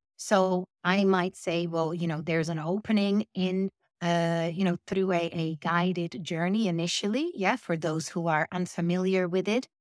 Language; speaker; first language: English; non-native, fluent; Dutch